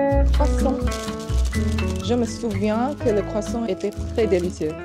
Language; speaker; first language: French; non-native, learner; English